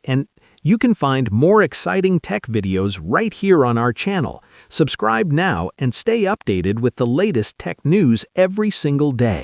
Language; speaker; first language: English; native; English